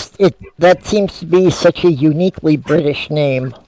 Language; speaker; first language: English; native; English